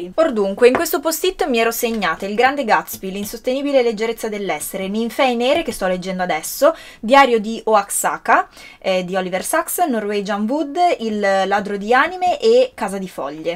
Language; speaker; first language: Italian; native; Italian